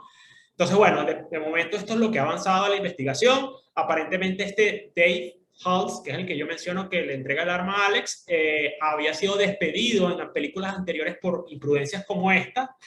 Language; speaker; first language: Spanish; native; Spanish